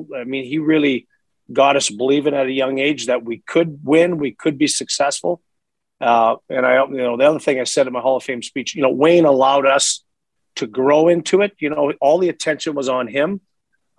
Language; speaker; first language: English; native; English